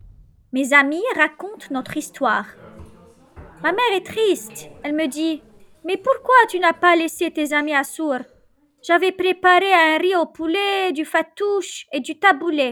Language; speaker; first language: French; non-native, local second language; Arabic